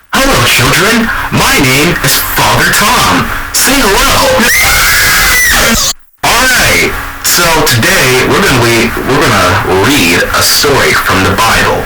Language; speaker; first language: English; native; English